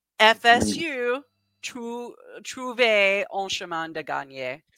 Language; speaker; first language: French; non-native, learner; English